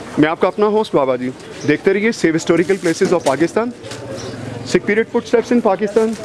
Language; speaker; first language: Urdu; non-native, local second language; Punjabi